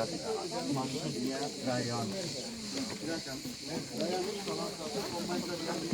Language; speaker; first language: Indonesian; non-native, learner; Turkish